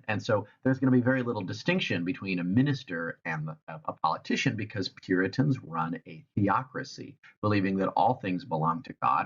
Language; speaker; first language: English; native; English